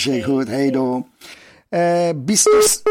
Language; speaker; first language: Swedish; non-native, fluent; Persian